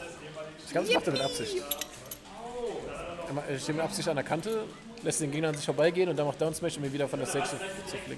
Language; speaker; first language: German; native; German